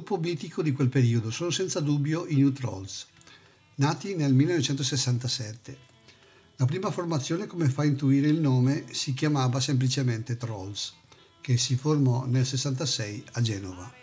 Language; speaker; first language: Italian; native; Italian